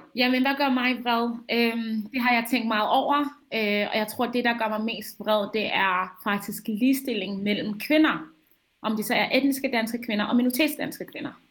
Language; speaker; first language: Danish; early bilingual, other home language; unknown